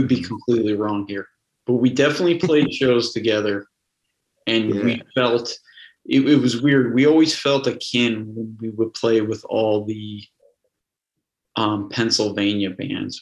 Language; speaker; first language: English; native; English